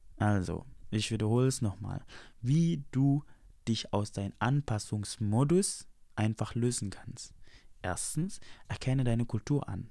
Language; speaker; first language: German; non-native, fluent; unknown